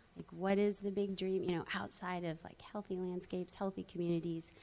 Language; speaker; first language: English; native; English